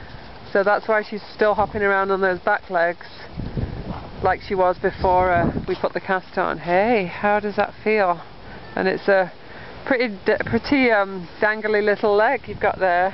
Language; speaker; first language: English; native; English